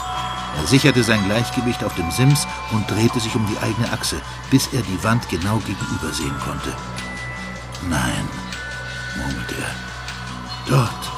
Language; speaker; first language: German; native; German